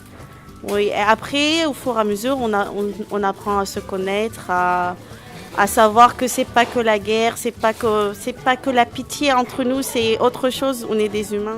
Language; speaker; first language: French; non-native, fluent; Arabic